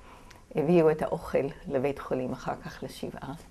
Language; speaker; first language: Hebrew; non-native, fluent; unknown